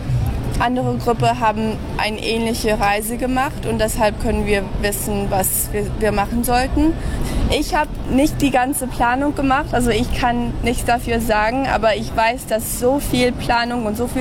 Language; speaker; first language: German; early bilingual, heritage; German